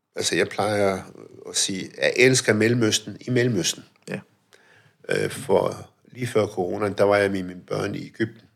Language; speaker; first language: Danish; early bilingual, other home language; Arabic